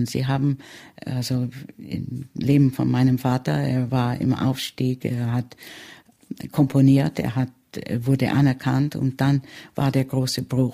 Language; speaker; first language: German; early bilingual, heritage; German